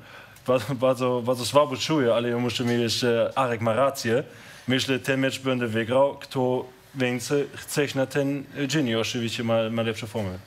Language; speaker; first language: Polish; non-native, learner; German